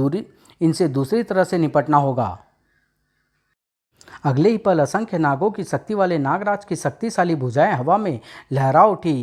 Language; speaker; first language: Hindi; native; Hindi